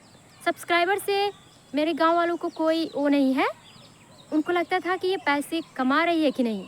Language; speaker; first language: Hindi; non-native, local second language; Bhojpuri